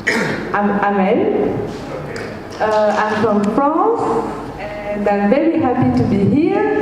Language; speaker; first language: English; non-native, fluent; French